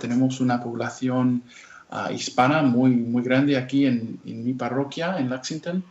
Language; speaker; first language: Spanish; non-native, fluent; English